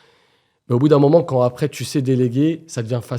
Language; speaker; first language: French; native; French